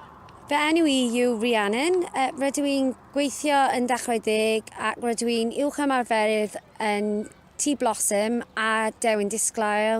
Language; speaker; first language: Welsh; non-native, local second language; English